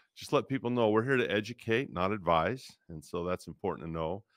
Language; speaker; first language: English; native; English